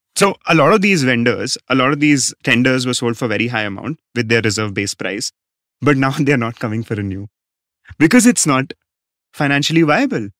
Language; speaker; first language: English; non-native, local second language; Hindi